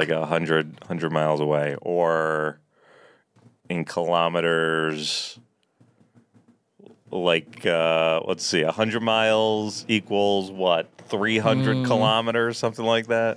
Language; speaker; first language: English; native; English